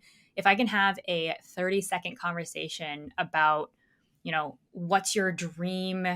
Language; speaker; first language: English; native; English